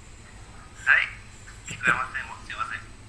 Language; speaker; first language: Japanese; non-native, learner; Indonesian